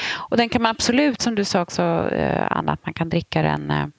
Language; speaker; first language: Swedish; native; Swedish